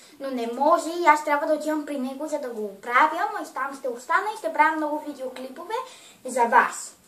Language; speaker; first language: Bulgarian; early bilingual, heritage; Bulgarian